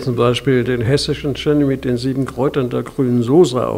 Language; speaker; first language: German; native; German